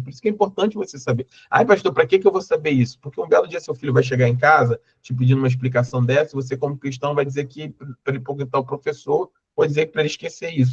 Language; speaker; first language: Portuguese; native; Portuguese